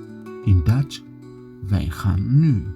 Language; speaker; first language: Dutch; non-native, learner; Kurdish